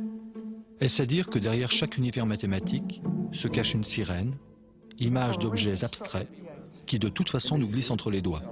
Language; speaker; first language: French; native; French